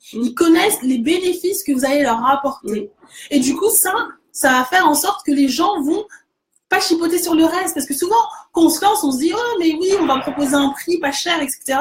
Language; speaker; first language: French; native; French